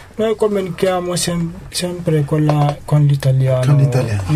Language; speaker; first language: Italian; non-native, learner; Fula